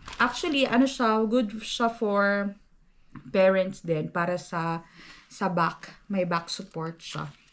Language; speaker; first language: Filipino; non-native, local second language; Cebuano